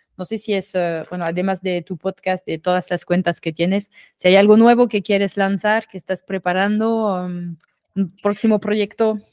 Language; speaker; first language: Spanish; non-native, fluent; French